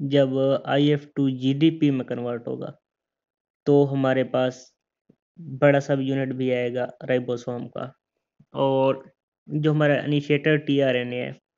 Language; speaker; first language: Hindi; native; Hindi